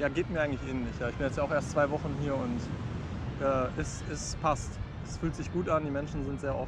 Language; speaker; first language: German; native; German